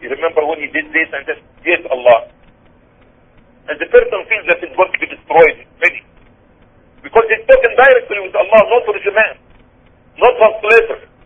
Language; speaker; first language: English; non-native, fluent; Arabic